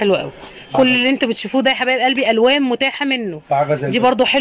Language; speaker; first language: Arabic; native; Arabic